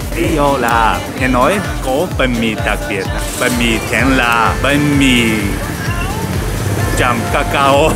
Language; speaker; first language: Vietnamese; non-native, learner; Japanese